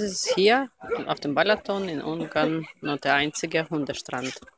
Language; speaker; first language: German; non-native, learner; Russian